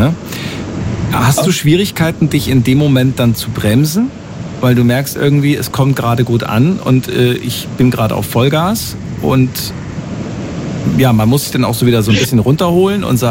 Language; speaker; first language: German; native; German